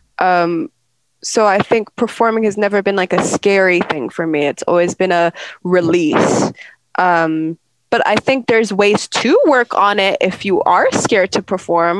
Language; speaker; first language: English; native; English